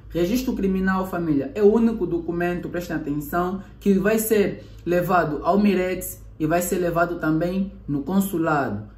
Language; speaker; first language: Portuguese; native; Portuguese